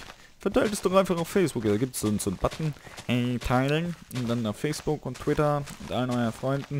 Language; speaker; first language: German; native; German